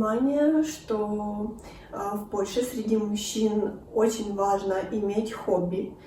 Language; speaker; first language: Russian; native; Russian